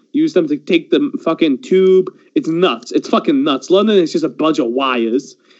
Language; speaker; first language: English; early bilingual, other home language; Persian